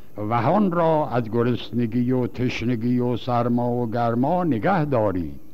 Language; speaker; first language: Persian; native; Persian